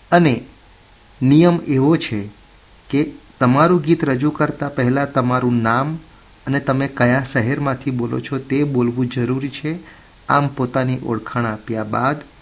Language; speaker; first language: Gujarati; native; Gujarati